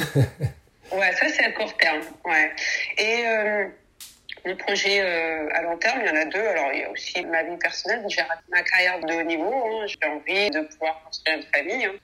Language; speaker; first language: French; early bilingual, other home language; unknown